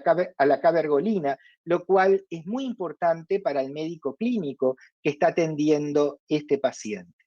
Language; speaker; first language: Spanish; native; Spanish